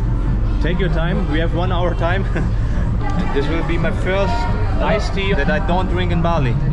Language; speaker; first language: English; non-native, fluent; German